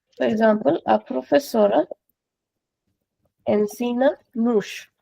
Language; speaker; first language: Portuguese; non-native, fluent; Hindi